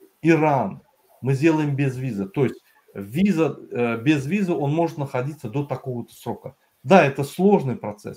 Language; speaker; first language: Russian; native; Russian